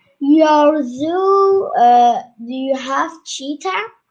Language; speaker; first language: English; non-native, learner; Turkish